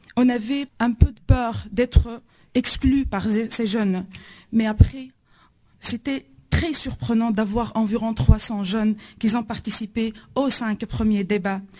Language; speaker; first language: French; non-native, local second language; Arabic